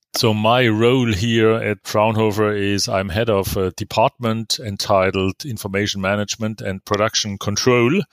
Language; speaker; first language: English; non-native, fluent; German